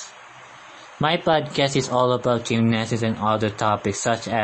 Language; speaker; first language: English; non-native, local second language; Filipino